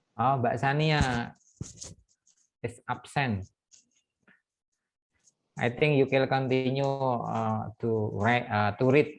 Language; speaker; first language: English; non-native, fluent; Indonesian